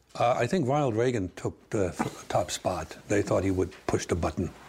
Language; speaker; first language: English; non-native, fluent; German